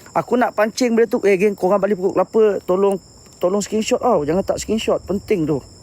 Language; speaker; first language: Malay; native; Malay